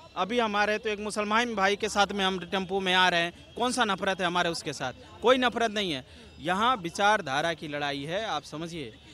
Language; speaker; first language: Hindi; native; Hindi